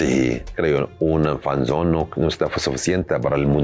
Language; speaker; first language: Spanish; non-native, learner; Arabic